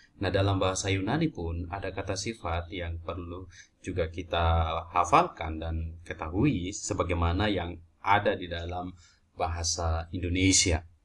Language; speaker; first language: Indonesian; native; Indonesian